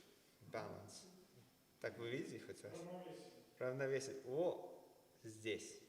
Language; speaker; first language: Russian; early bilingual, heritage; Russian